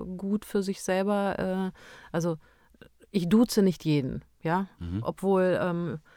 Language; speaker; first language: German; early bilingual, other home language; Romanian